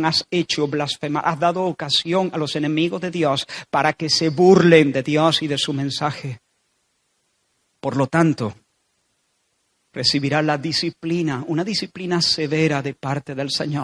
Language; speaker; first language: Spanish; native; Spanish